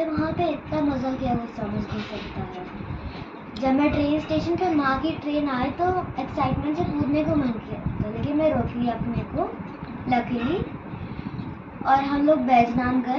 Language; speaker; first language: Hindi; native; Hindi